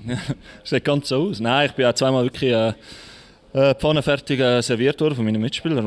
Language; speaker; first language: German; native; German